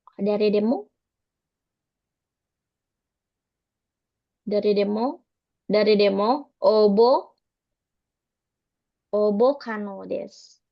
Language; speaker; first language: Japanese; non-native, fluent; Indonesian